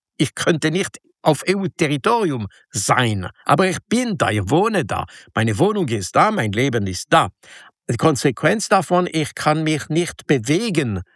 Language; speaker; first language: German; non-native, local second language; French